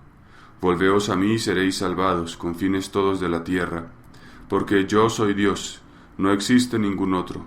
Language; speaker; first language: Spanish; native; Spanish